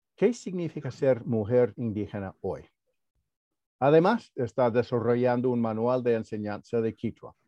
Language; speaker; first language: Spanish; early bilingual, heritage; Spanish